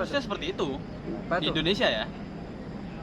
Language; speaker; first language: Indonesian; native; Indonesian